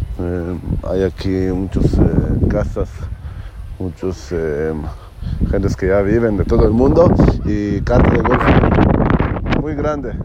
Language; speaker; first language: Spanish; non-native, learner; Hebrew